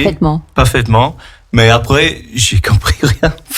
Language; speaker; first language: French; non-native, fluent; English